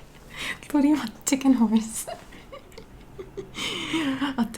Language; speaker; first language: Japanese; non-native, learner; English